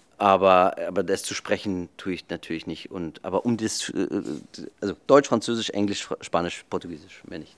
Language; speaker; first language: German; native; German